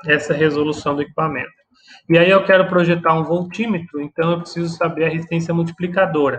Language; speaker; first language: Portuguese; native; Portuguese